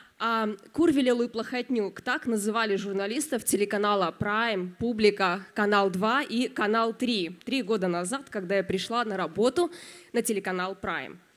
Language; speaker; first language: Russian; native; Russian